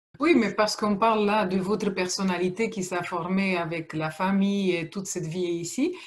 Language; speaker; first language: French; non-native, fluent; Romanian